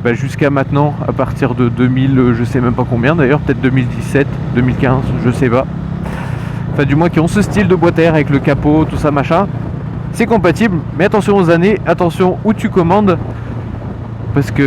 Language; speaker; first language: French; native; French